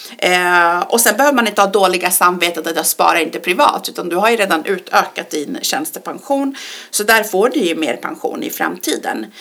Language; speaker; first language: Swedish; early bilingual, other home language; Persian